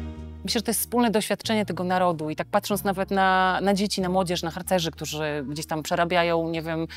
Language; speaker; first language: Polish; native; Polish